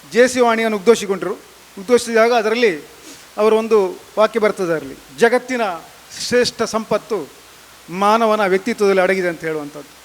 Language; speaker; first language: Kannada; native; Kannada